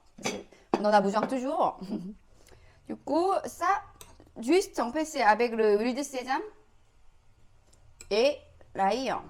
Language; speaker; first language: French; non-native, learner; Korean